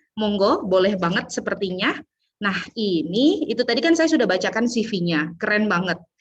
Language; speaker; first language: Indonesian; native; Indonesian